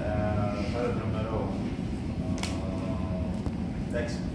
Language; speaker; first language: Greek; early bilingual, other home language; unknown